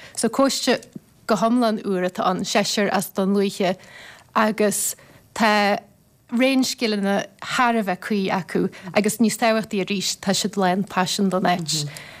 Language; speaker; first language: Irish; native; Irish